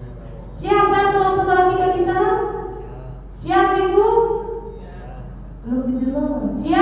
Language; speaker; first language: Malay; non-native, learner; Arabic